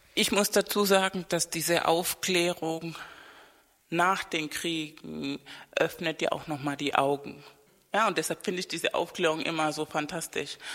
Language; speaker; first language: German; non-native, fluent; Spanish